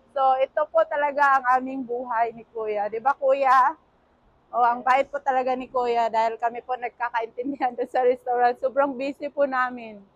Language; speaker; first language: Filipino; native; Filipino